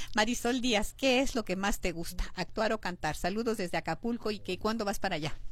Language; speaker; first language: Spanish; native; Spanish